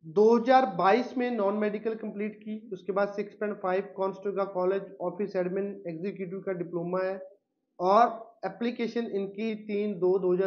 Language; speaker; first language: Hindi; non-native, local second language; Punjabi